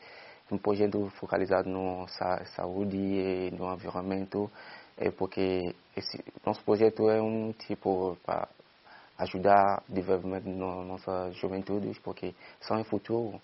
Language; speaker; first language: Portuguese; non-native, fluent; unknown